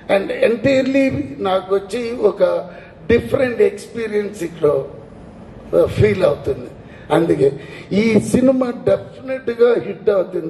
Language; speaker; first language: Telugu; non-native, learner; Tamil